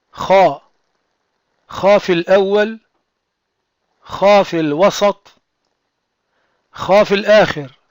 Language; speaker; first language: Arabic; non-native, fluent; French